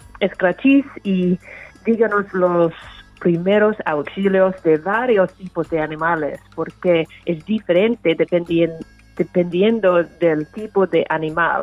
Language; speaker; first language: Spanish; non-native, learner; English